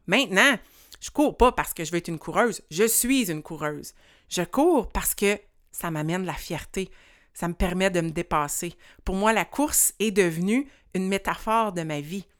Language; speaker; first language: French; native; French